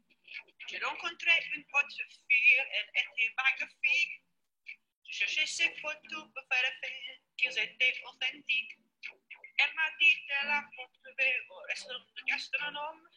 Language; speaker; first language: French; non-native, learner; English